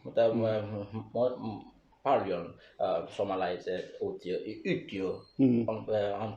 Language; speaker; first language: Finnish; non-native, learner; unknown